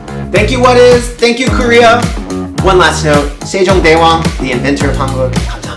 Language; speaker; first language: English; native; English